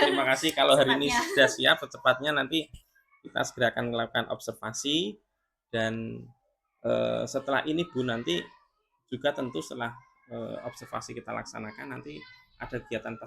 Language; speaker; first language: Indonesian; native; Indonesian